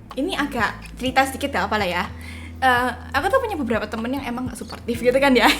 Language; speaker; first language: Indonesian; native; Indonesian